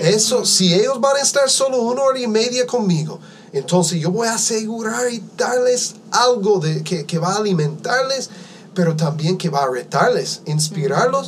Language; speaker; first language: Spanish; non-native, fluent; English